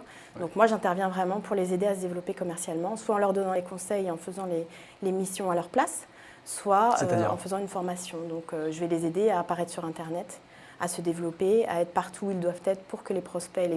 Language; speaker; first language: French; native; French